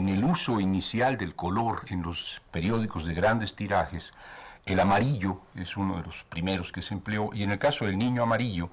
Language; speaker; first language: Spanish; native; Spanish